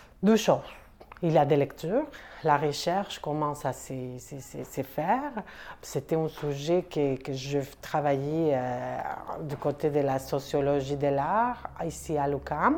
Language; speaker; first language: French; non-native, fluent; Spanish